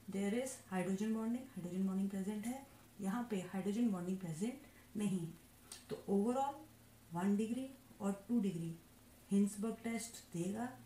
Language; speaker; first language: Hindi; native; Hindi